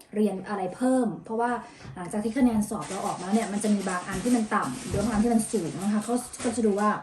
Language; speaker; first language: Thai; native; Thai